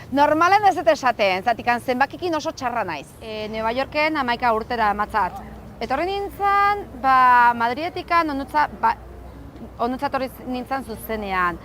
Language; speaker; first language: Basque; non-native, local second language; Spanish